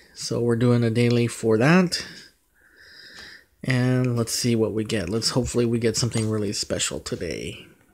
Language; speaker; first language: English; native; English